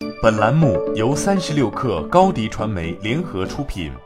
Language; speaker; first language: Chinese; native; Chinese